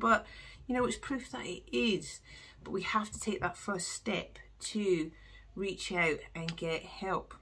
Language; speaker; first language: English; native; English